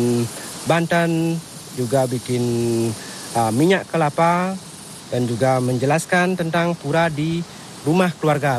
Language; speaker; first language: Indonesian; non-native, local second language; Balinese